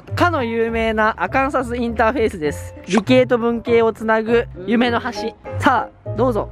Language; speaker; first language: Japanese; native; Japanese